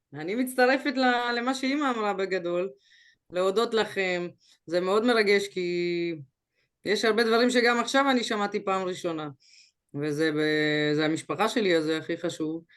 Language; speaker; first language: Hebrew; early bilingual, other home language; Russian